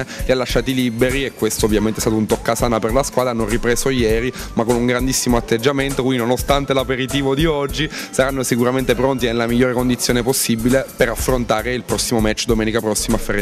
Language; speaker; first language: Italian; native; Italian